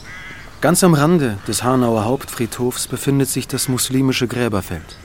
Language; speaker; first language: German; native; German